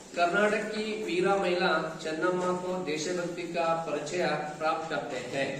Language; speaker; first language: Hindi; non-native, local second language; Kannada